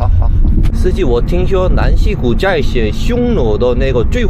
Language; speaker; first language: Chinese; non-native, fluent; Korean